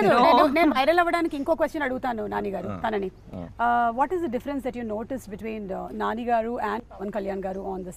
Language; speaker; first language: Telugu; native; Telugu